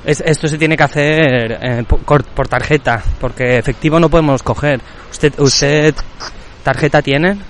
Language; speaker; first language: Spanish; non-native, local second language; Catalan